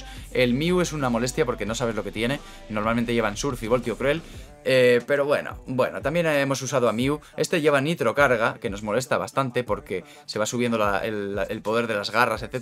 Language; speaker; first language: Spanish; native; Spanish